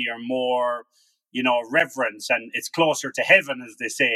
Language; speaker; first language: English; native; English